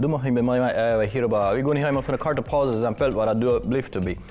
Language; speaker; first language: German; non-native, local second language; Plautdietsch